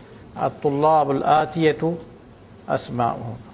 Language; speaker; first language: Arabic; non-native, fluent; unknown